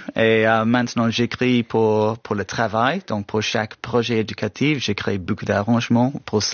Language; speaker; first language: French; non-native, fluent; English